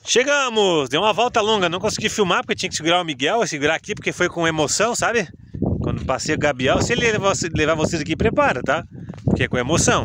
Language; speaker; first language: Portuguese; native; Portuguese